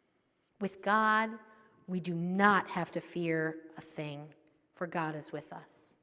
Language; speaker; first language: English; native; English